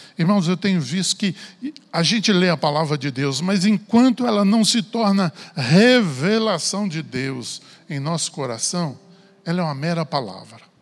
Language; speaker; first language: Portuguese; native; Portuguese